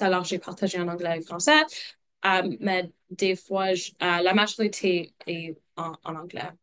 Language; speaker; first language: French; non-native, local second language; English